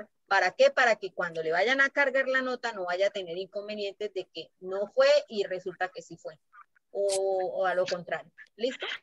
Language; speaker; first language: Spanish; native; Spanish